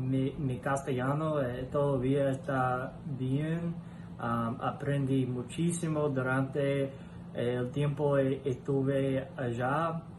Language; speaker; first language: Spanish; non-native, learner; English